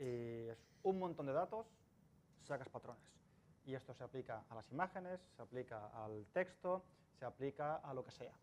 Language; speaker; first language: Spanish; native; Spanish